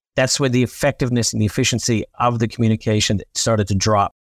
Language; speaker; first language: English; native; English